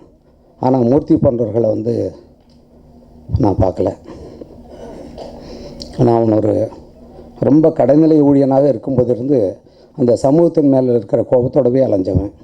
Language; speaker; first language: Tamil; native; Tamil